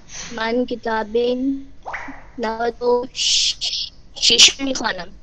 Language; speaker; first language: Persian; non-native, learner; Urdu